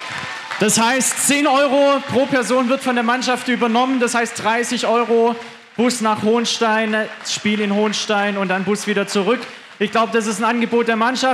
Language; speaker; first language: German; native; German